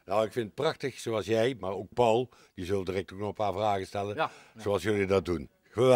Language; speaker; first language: Dutch; native; Dutch